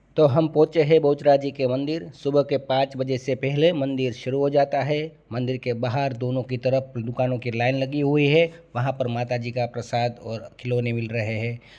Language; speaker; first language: Hindi; non-native, local second language; Gujarati